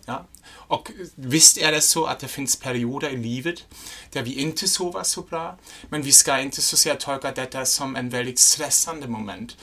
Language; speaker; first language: Swedish; non-native, fluent; German